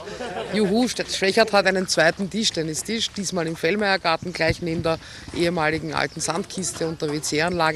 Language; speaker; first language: German; native; German